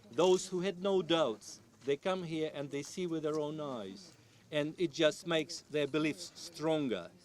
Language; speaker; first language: English; non-native, fluent; Ukrainian